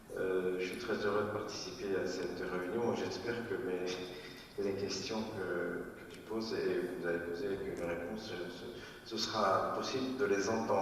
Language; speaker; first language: French; native; French